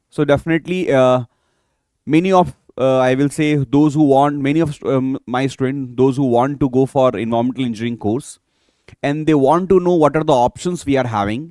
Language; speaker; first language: English; non-native, local second language; Hindi